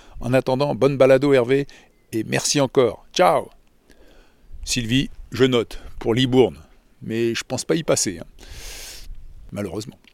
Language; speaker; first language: French; native; French